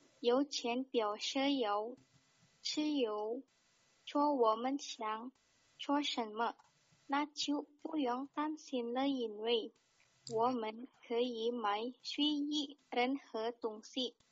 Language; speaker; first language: Chinese; non-native, learner; Indonesian